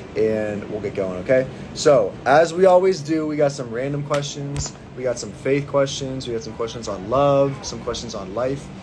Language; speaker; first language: English; native; English